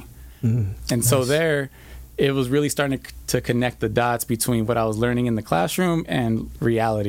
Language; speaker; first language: English; native; English